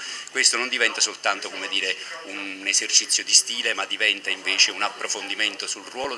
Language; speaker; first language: Italian; native; Italian